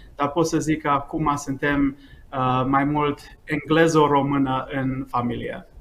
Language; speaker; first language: Romanian; early bilingual, heritage; Romanian